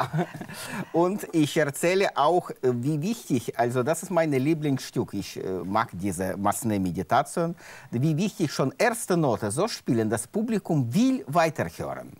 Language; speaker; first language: German; non-native, learner; Russian